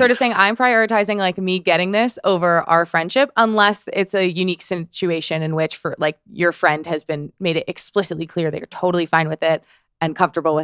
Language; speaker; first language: English; native; English